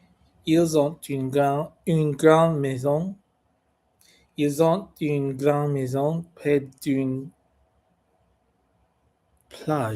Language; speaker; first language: French; non-native, learner; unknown